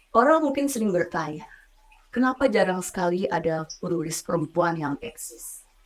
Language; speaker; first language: Indonesian; native; Indonesian